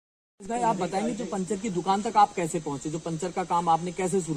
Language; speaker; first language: Hindi; native; Hindi